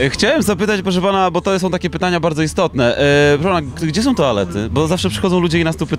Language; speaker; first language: Polish; native; Polish